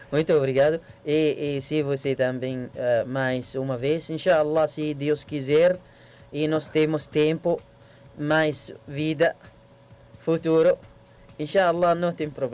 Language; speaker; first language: Portuguese; non-native, learner; Arabic